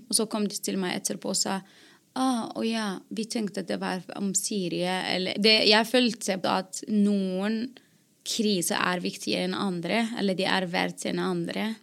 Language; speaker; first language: Norwegian; non-native, fluent; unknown